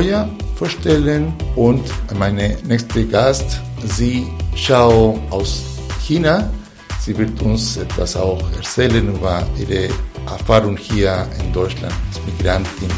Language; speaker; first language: German; non-native, fluent; Spanish